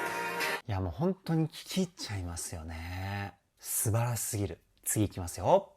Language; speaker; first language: Japanese; native; Japanese